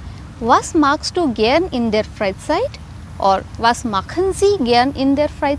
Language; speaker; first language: German; non-native, fluent; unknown